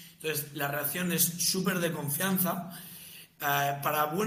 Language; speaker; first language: Spanish; native; Spanish